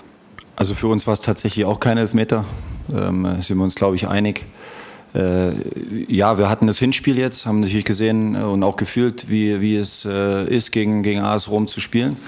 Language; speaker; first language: German; native; German